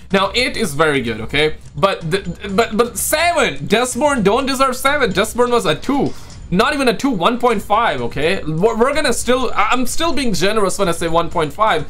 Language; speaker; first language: English; native; English